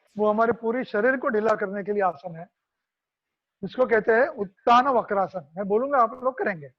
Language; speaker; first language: Hindi; non-native, local second language; Marathi